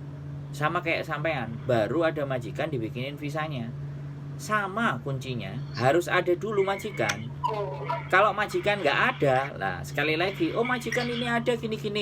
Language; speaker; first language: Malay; non-native, local second language; Javanese